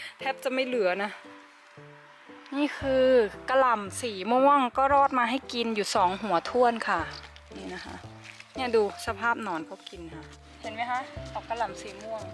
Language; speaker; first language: Thai; native; Thai